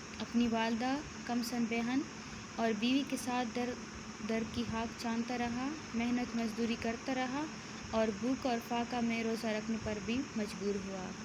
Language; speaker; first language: Urdu; non-native, local second language; Pashto